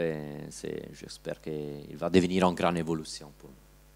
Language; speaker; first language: French; non-native, learner; Italian